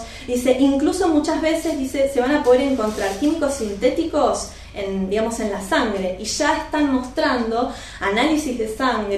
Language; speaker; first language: Spanish; native; Spanish